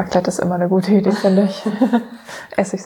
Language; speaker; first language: German; native; German